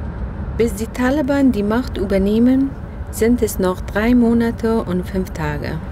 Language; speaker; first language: German; non-native, fluent; Persian